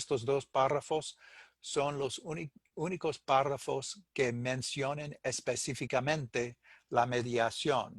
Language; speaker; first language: Spanish; non-native, fluent; English